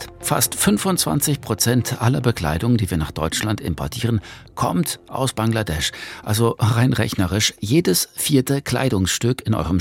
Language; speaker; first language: German; native; German